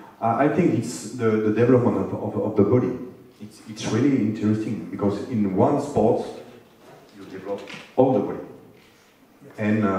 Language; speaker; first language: English; non-native, fluent; French